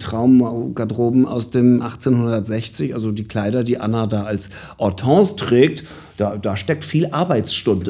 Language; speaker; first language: German; native; German